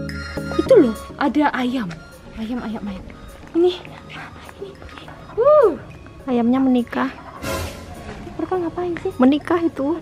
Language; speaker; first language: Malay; non-native, fluent; Korean